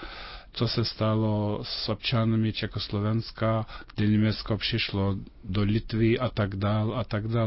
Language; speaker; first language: Czech; non-native, fluent; Lithuanian